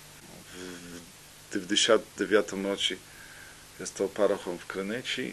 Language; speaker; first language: Polish; non-native, local second language; Rusyn